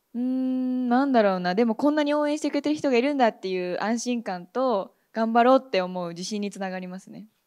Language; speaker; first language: Japanese; native; Japanese